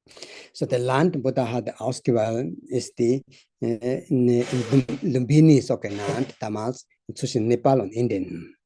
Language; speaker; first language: German; non-native, learner; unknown